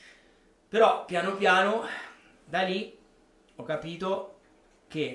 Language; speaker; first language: Italian; native; Italian